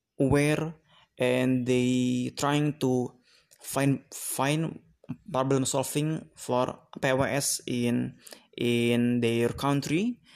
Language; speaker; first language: English; non-native, learner; Indonesian